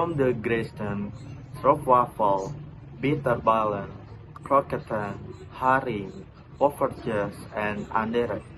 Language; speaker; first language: Dutch; non-native, learner; Indonesian